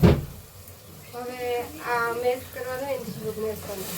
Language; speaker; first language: Gujarati; native; Gujarati